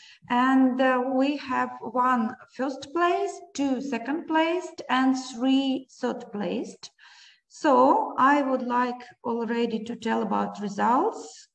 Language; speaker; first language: English; non-native, learner; Ukrainian